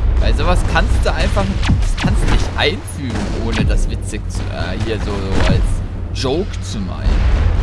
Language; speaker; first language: German; native; German